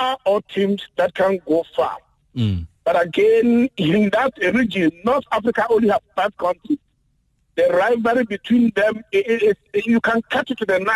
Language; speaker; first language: English; non-native, local second language; Akan